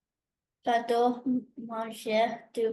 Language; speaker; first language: French; non-native, learner; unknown